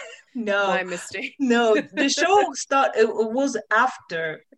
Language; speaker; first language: English; non-native, fluent; French